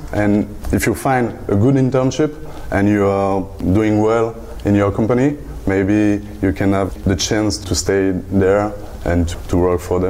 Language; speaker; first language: English; non-native, fluent; French